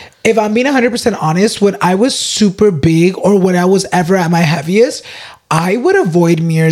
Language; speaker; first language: English; early bilingual, other home language; Spanish